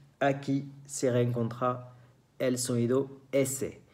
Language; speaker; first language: Spanish; non-native, fluent; French